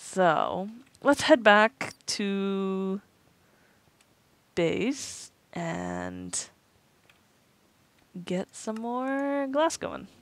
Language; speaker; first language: English; native; English